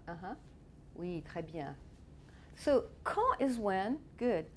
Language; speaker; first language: French; non-native, fluent; English